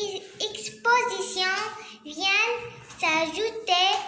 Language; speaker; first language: French; non-native, learner; Arabic